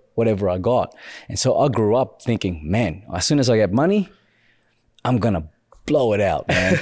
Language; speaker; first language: English; native; English